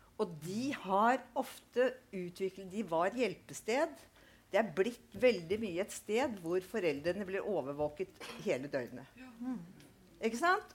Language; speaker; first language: Norwegian; native; Norwegian